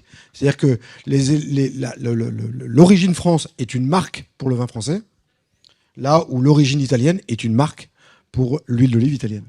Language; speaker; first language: French; native; French